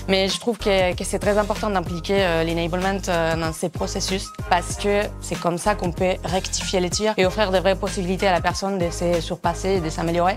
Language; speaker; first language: French; non-native, fluent; Spanish